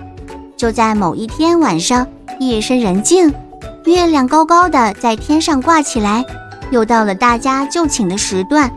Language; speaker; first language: Chinese; native; Chinese